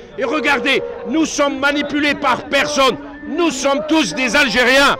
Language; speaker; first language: French; non-native, local second language; Arabic